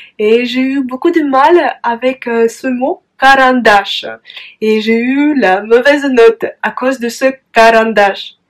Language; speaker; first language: French; non-native, fluent; Russian